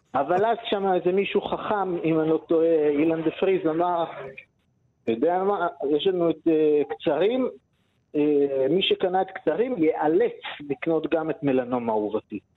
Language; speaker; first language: Hebrew; native; Hebrew